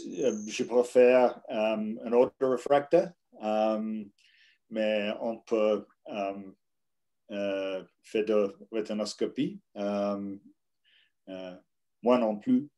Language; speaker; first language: French; non-native, learner; English